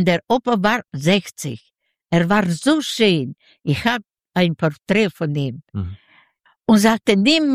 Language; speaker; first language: German; non-native, learner; Yiddish